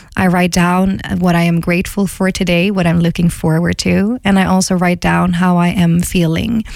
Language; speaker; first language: English; non-native, fluent; Swedish